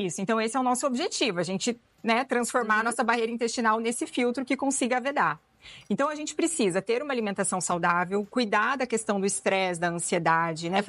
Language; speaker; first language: Portuguese; native; Portuguese